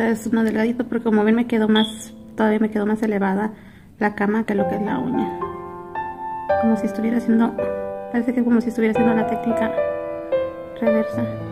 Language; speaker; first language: Spanish; early bilingual, heritage; Spanish